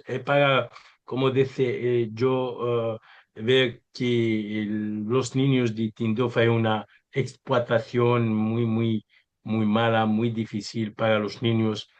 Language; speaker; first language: Spanish; non-native, learner; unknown